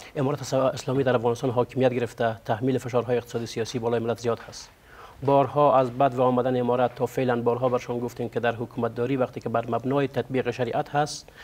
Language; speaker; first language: Persian; non-native, local second language; Pashto